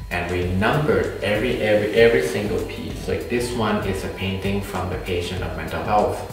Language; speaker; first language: English; non-native, fluent; Thai